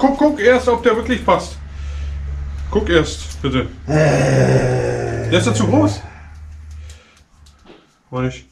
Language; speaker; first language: German; native; German